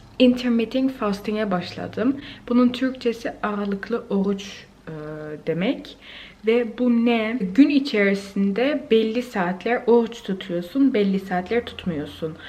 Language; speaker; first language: Turkish; early bilingual, heritage; Turkish